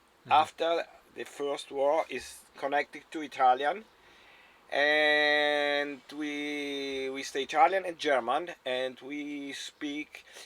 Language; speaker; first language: English; non-native, learner; German